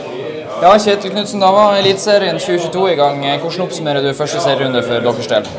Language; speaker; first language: Norwegian; native; Norwegian